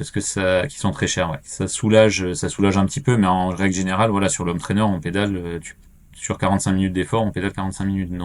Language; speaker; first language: French; native; French